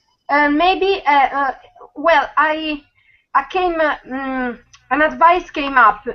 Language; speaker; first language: English; non-native, learner; Italian